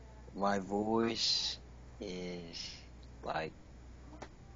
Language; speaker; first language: English; non-native, learner; Korean